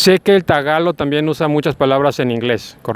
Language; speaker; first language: Spanish; native; Spanish